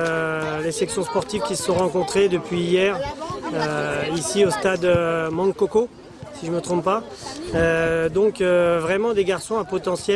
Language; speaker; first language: French; native; French